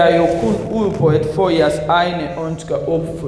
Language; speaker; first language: Danish; non-native, fluent; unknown